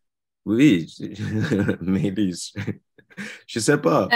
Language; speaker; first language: French; non-native, learner; Dutch